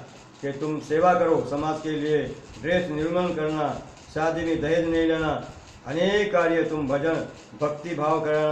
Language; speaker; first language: Hindi; non-native, local second language; Lambadi